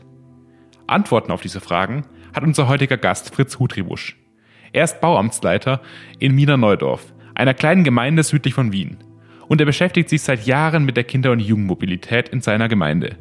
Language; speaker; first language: German; native; German